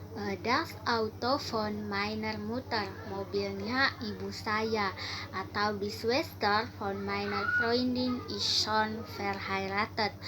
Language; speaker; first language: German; non-native, learner; Indonesian